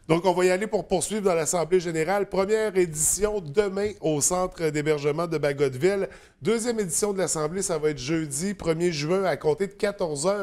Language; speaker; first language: French; native; French